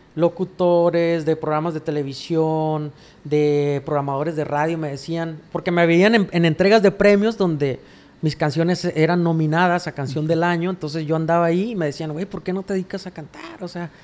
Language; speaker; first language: Spanish; native; Spanish